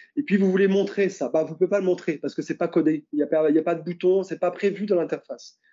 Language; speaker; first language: French; native; French